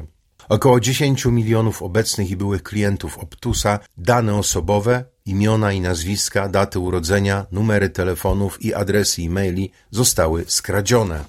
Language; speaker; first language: Polish; native; Polish